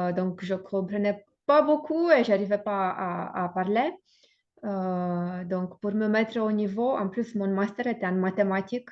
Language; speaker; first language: French; non-native, fluent; Romanian